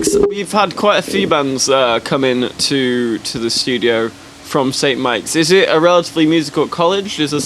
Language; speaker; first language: English; native; English